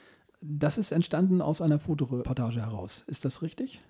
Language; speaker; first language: German; native; German